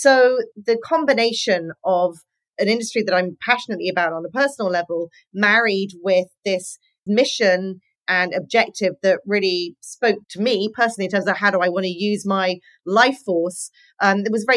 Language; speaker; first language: English; native; English